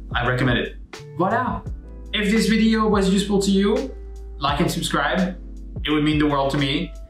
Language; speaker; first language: English; non-native, fluent; French